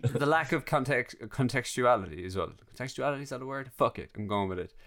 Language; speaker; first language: English; native; English